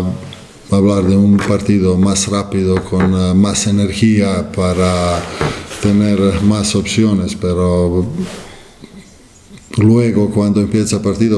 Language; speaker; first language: Spanish; non-native, fluent; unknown